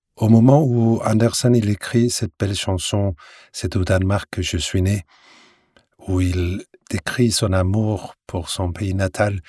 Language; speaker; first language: French; non-native, fluent; Danish